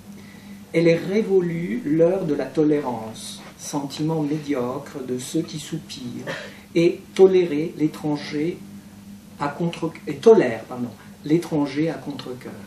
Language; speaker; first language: French; native; French